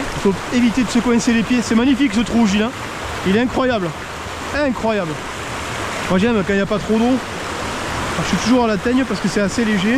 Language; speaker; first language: French; native; French